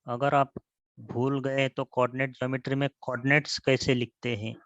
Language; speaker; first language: Hindi; non-native, local second language; Marathi